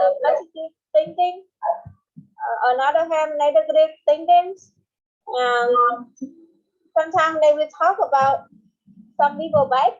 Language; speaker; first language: English; non-native, learner; Vietnamese